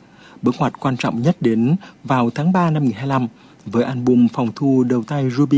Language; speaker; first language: Vietnamese; native; Vietnamese